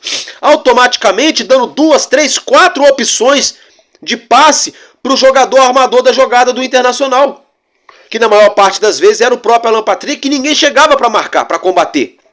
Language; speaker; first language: Portuguese; native; Portuguese